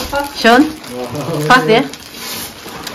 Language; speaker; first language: German; non-native, learner; Cebuano